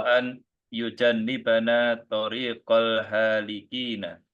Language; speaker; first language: Arabic; non-native, learner; Indonesian